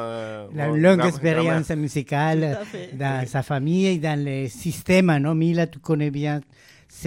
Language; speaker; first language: French; non-native, fluent; Spanish